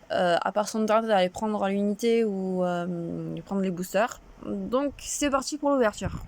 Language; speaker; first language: French; native; French